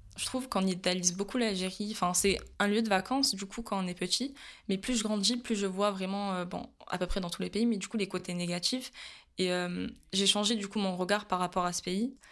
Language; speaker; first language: French; native; French